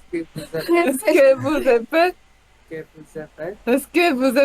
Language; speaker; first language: French; non-native, learner; Korean